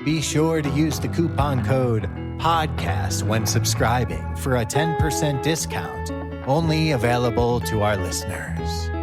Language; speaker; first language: English; native; English